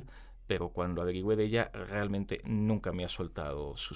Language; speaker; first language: Spanish; native; Spanish